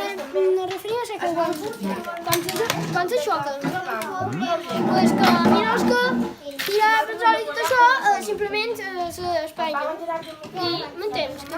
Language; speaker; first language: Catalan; non-native, local second language; Spanish